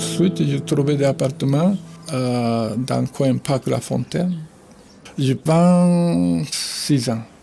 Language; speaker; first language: French; non-native, fluent; Japanese